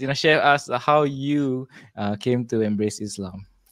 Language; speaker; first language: English; non-native, local second language; Malay